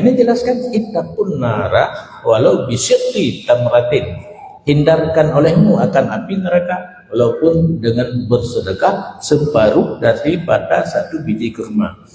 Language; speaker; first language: Malay; non-native, local second language; Achinese